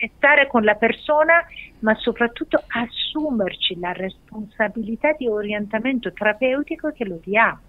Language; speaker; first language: Italian; non-native, fluent; Persian